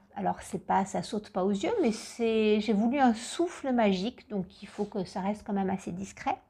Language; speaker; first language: French; native; French